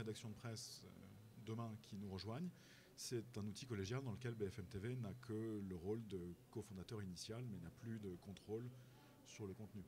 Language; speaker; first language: French; native; French